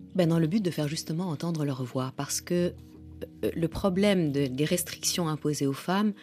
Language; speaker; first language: French; non-native, fluent; Persian